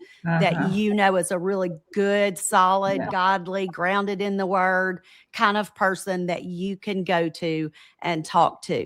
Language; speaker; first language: English; native; English